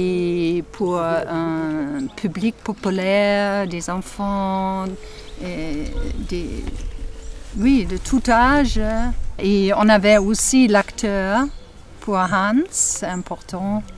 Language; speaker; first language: French; non-native, fluent; German